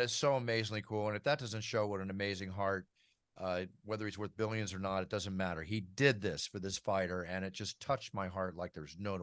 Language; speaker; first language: English; native; English